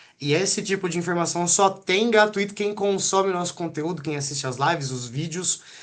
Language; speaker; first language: Portuguese; native; Portuguese